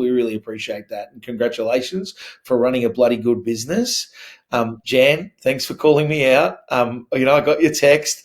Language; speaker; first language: English; native; English